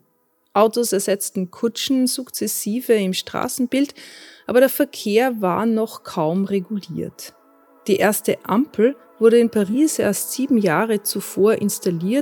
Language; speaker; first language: German; native; German